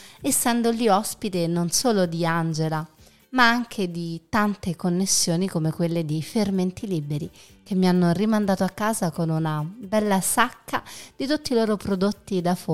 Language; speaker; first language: Italian; native; Italian